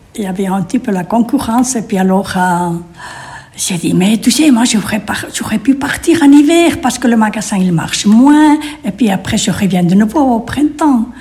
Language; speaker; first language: French; non-native, fluent; Spanish